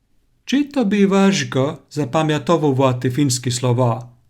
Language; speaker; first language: Ukrainian; non-native, learner; Finnish